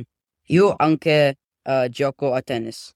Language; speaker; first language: Italian; non-native, learner; English